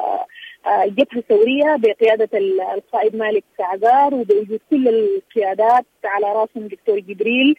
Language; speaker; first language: Arabic; native; Arabic